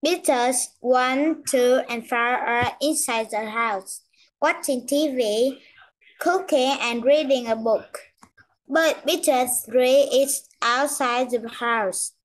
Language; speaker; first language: English; non-native, learner; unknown